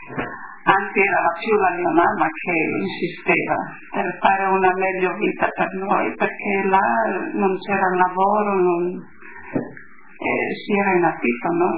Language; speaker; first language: Italian; early bilingual, heritage; Italian